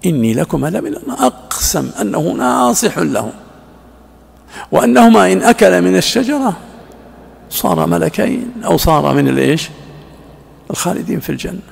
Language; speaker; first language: Arabic; native; Arabic